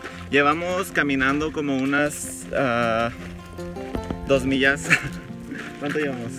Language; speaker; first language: Spanish; early bilingual, heritage; Spanish